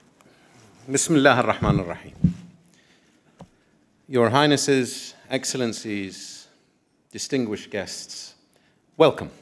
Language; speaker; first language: English; non-native, fluent; Arabic